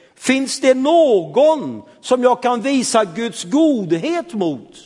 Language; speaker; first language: Swedish; early bilingual, heritage; Swedish